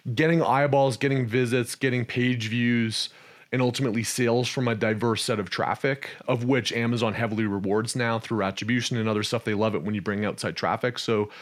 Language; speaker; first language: English; native; English